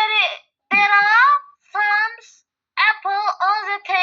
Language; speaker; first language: English; non-native, learner; Azerbaijani